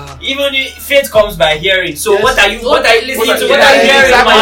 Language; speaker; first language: English; non-native, local second language; Yoruba